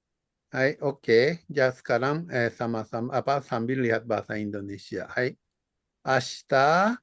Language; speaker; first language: Indonesian; non-native, fluent; Japanese